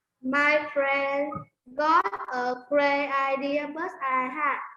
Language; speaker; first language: English; non-native, learner; Vietnamese